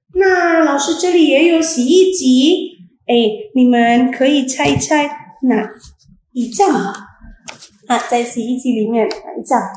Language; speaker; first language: Chinese; non-native, fluent; Indonesian